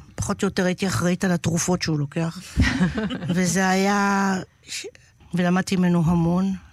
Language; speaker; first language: Hebrew; native; Hebrew